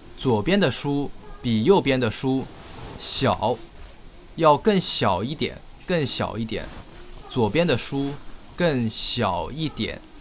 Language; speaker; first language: Chinese; native; Chinese